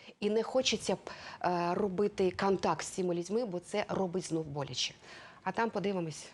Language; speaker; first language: Ukrainian; non-native, local second language; Russian